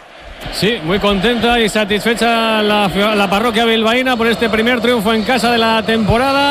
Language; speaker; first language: Spanish; native; Spanish